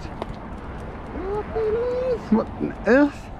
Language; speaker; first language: English; native; English